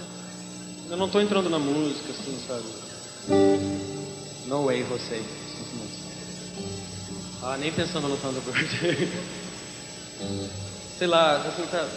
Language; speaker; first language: Portuguese; native; Portuguese